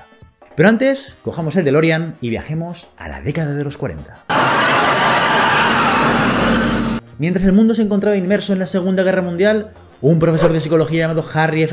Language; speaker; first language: Spanish; native; Spanish